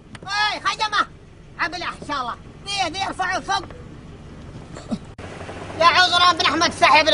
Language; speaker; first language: Arabic; native; Arabic